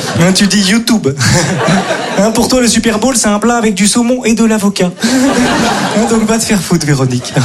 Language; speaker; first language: French; native; French